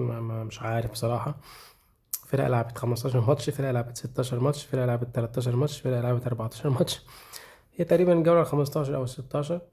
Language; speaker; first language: Arabic; native; Arabic